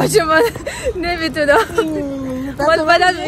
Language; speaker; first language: Persian; non-native, learner; Turkish